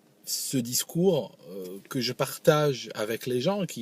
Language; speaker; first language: French; non-native, local second language; Arabic